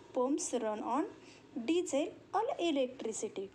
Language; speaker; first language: English; non-native, local second language; Marathi